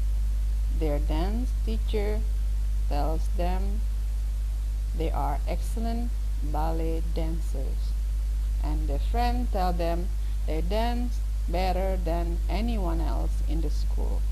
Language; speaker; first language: English; non-native, fluent; Indonesian